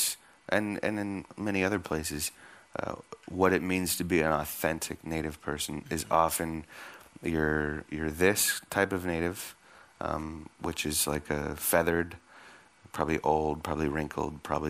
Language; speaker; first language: English; native; English